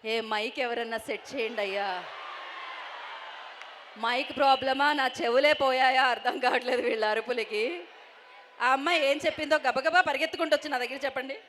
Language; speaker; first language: Telugu; native; Telugu